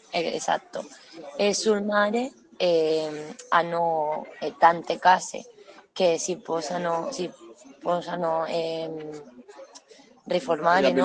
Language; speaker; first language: Italian; non-native, learner; Spanish